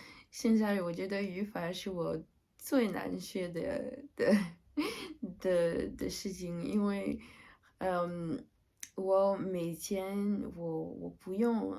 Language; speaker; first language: Chinese; non-native, learner; French